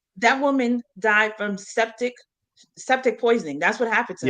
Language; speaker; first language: English; native; English